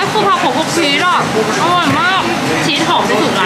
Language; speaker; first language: Thai; native; Thai